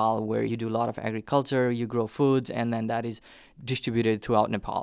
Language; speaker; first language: English; non-native, local second language; Nepali